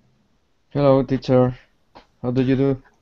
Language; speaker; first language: English; non-native, learner; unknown